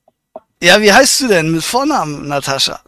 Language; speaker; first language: German; native; German